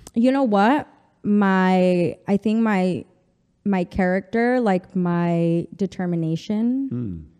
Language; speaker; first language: English; early bilingual, other home language; Spanish